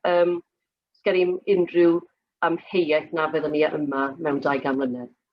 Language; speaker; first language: Welsh; native; Welsh